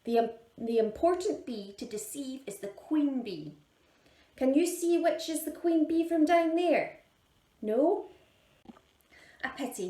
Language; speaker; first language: English; native; English